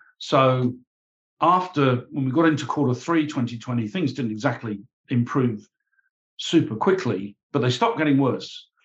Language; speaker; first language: English; native; English